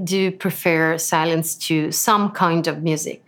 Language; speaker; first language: English; non-native, fluent; Italian